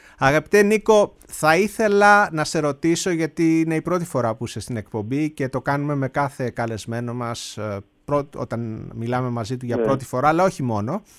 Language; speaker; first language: Greek; native; Greek